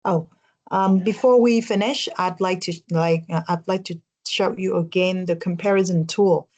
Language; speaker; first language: English; non-native, fluent; Vietnamese